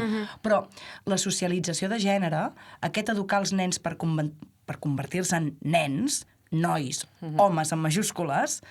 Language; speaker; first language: Catalan; native; Catalan